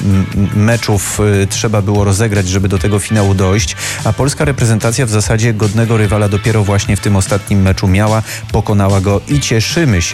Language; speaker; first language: Polish; native; Polish